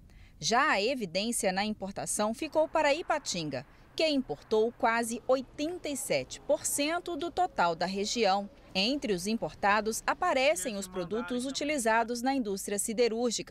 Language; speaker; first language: Portuguese; native; Portuguese